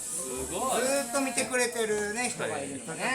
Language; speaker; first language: Japanese; native; Japanese